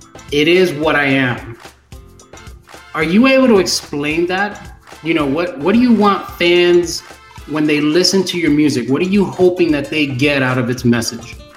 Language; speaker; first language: English; early bilingual, other home language; Spanish